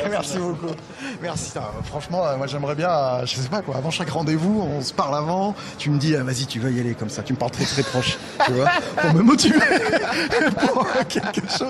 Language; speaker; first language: French; native; French